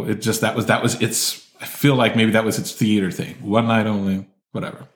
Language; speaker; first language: English; native; English